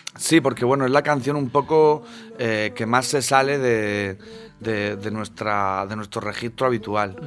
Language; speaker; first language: Spanish; native; Spanish